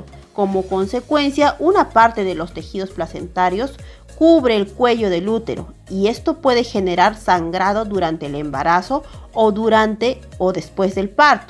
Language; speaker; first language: Spanish; native; Spanish